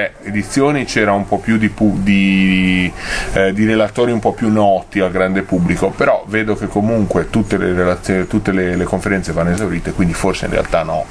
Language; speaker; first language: Italian; native; Italian